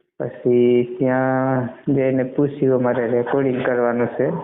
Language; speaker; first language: Gujarati; non-native, local second language; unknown